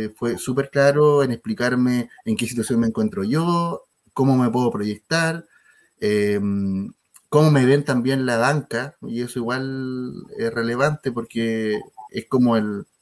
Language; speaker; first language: Spanish; native; Spanish